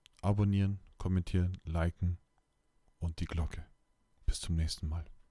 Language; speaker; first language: German; native; German